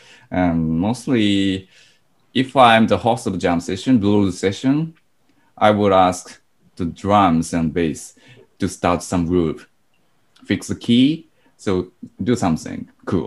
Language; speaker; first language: English; non-native, fluent; Japanese